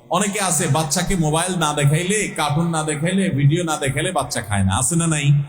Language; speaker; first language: Bangla; native; Bangla